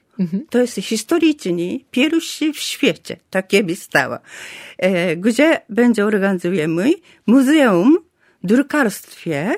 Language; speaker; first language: Polish; non-native, learner; Japanese